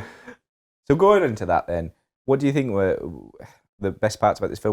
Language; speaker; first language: English; native; English